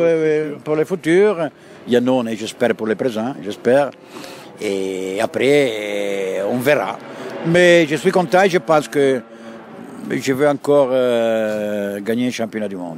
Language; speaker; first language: French; non-native, fluent; Italian